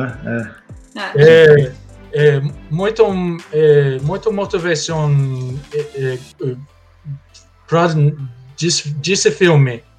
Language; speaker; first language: Portuguese; non-native, learner; English